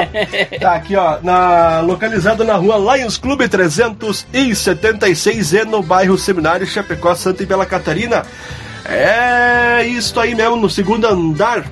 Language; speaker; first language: Portuguese; native; Portuguese